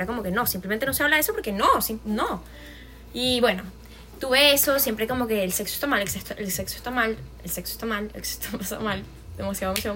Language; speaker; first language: Spanish; native; Spanish